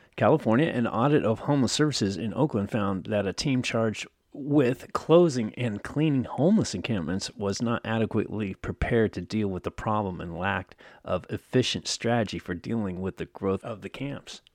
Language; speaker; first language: English; native; English